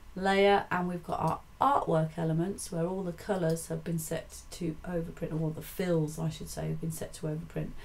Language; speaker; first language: English; native; English